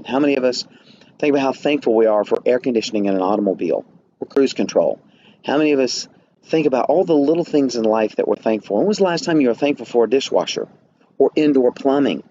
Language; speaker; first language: English; native; English